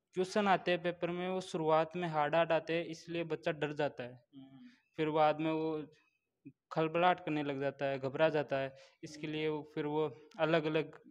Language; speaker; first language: Hindi; native; Hindi